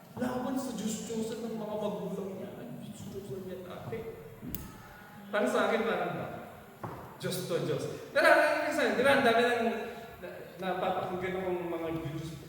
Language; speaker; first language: Filipino; native; Filipino